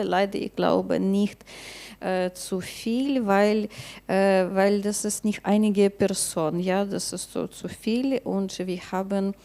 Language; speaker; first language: German; non-native, learner; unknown